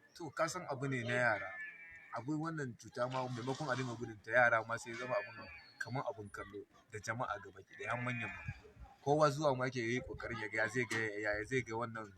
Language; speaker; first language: Hausa; native; Hausa